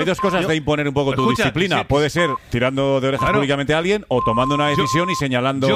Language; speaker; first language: Spanish; native; Spanish